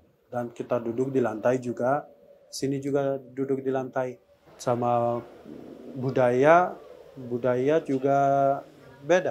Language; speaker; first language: Indonesian; non-native, learner; Persian